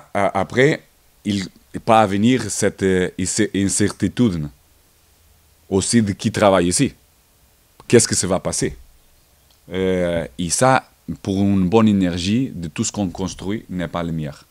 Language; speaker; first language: French; non-native, learner; Portuguese